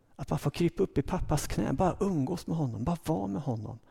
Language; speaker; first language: Swedish; native; Swedish